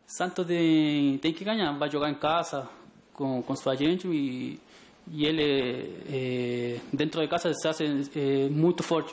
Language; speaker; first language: Portuguese; non-native, fluent; Spanish